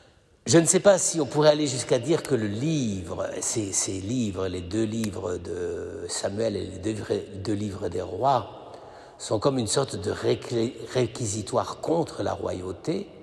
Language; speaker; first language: French; native; French